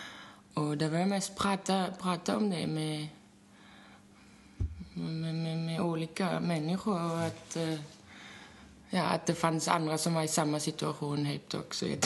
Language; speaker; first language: Swedish; non-native, fluent; German